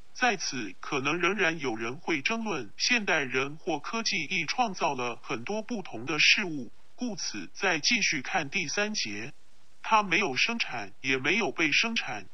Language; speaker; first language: Chinese; non-native, local second language; Cantonese